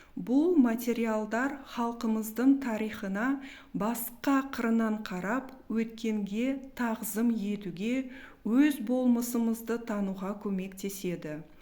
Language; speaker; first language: Kazakh; non-native, local second language; Russian